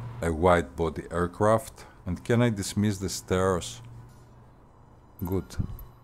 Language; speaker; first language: English; non-native, fluent; Greek